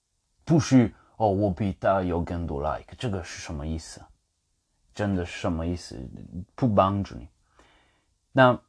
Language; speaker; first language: Chinese; non-native, fluent; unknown